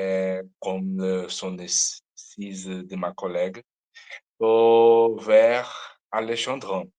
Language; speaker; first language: French; non-native, learner; Portuguese